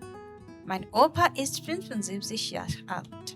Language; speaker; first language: German; non-native, learner; Bangla